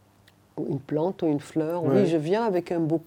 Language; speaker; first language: French; non-native, fluent; Hebrew